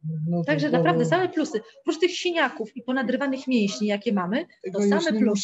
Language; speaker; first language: Polish; native; Polish